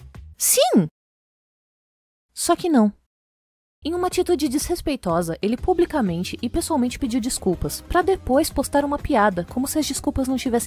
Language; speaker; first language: Portuguese; native; Portuguese